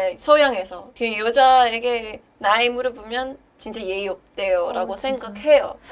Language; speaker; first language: Korean; non-native, learner; English